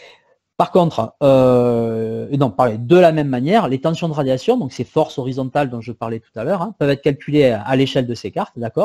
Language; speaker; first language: French; native; French